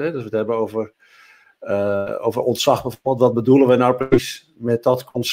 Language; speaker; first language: Dutch; native; Dutch